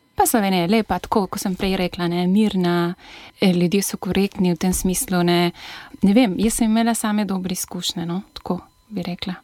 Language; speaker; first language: Slovenian; non-native, fluent; Spanish